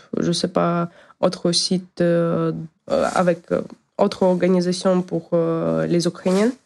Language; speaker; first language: French; non-native, learner; Ukrainian